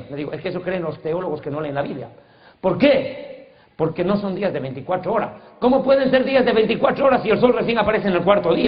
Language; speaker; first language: Spanish; native; Spanish